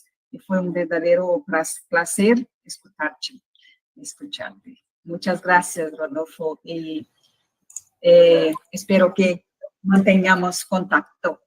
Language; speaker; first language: Spanish; non-native, fluent; Portuguese